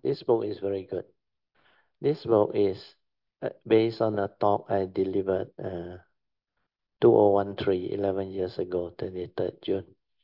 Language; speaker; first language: English; non-native, local second language; Chinese